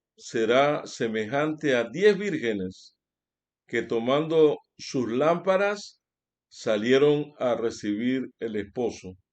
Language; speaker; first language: Spanish; native; Spanish